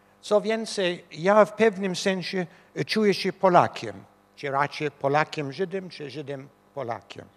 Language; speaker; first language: Polish; non-native, fluent; English